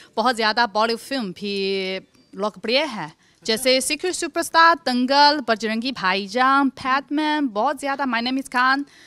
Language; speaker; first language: Hindi; non-native, fluent; Chinese